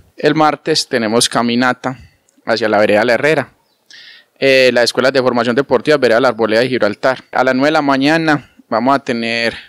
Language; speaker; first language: Spanish; native; Spanish